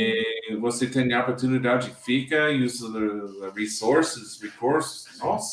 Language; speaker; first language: Portuguese; non-native, learner; English